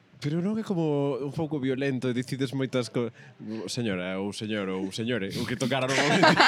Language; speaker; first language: Galician; native; Galician